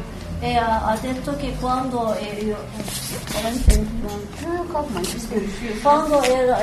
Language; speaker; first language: Italian; non-native, learner; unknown